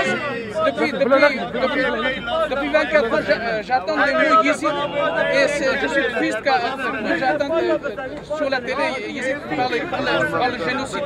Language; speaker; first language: French; non-native, learner; Kurdish